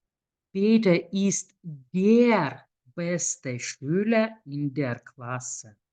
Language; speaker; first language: German; non-native, fluent; Lithuanian